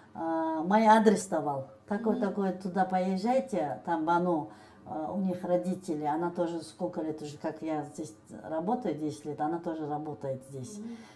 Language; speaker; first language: Russian; non-native, local second language; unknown